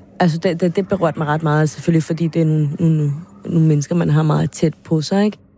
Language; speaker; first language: Danish; non-native, fluent; Spanish